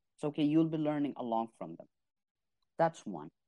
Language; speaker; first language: English; non-native, fluent; Arabic